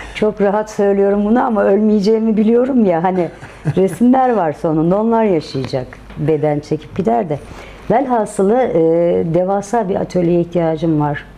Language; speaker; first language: Turkish; native; Turkish